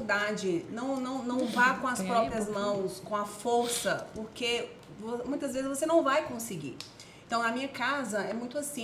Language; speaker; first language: Portuguese; native; Portuguese